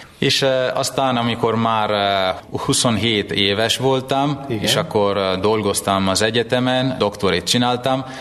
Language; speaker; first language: Hungarian; non-native, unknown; Italian